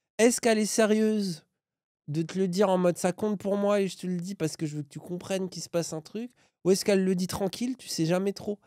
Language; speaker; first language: French; native; French